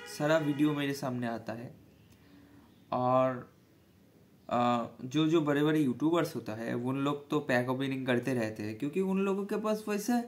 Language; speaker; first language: Hindi; non-native, local second language; Bangla